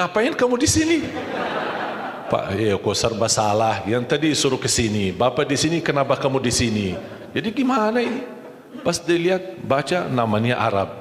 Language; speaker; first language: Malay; non-native, fluent; Arabic